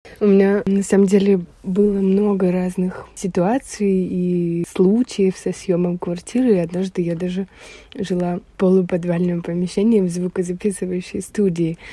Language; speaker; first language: Russian; native; Russian